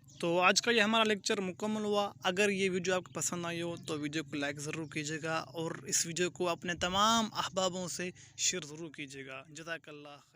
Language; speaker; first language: Urdu; non-native, local second language; Pashto